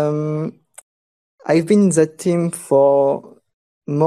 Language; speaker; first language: English; non-native, fluent; French